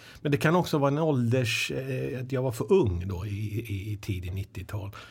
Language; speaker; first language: Swedish; early bilingual, other home language; Persian